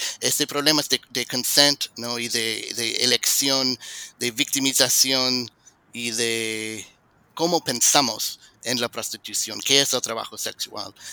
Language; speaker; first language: Spanish; non-native, fluent; English